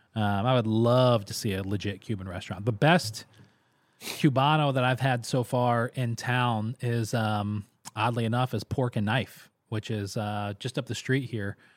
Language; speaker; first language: English; native; English